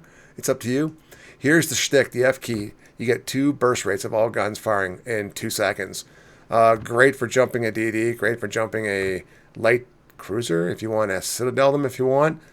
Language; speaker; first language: English; native; English